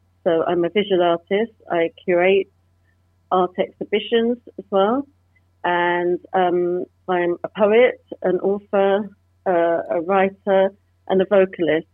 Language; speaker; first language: English; native; English